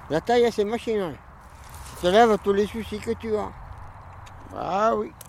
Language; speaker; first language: French; native; French